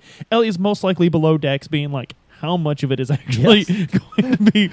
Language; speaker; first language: English; native; English